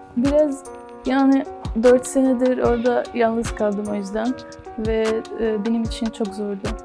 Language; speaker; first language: Turkish; non-native, learner; Arabic